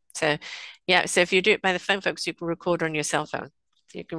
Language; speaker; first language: English; native; English